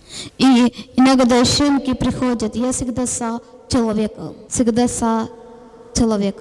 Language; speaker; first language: Ukrainian; non-native, learner; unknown